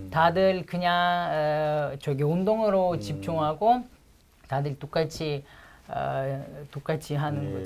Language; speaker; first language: Korean; non-native, fluent; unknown